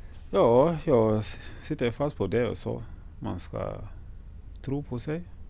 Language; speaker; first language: Swedish; non-native, fluent; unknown